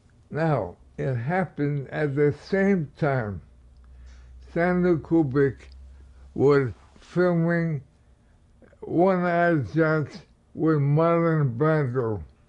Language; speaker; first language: English; native; English